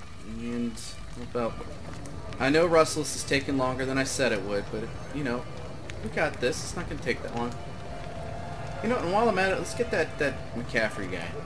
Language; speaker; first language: English; native; English